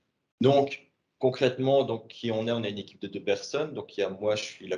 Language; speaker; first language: French; native; French